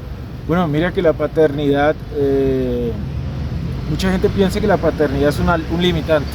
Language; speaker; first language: Spanish; native; Spanish